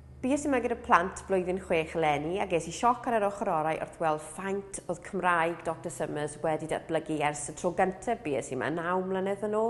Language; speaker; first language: Welsh; native; Welsh